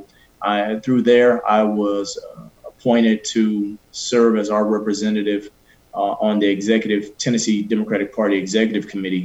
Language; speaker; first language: English; native; English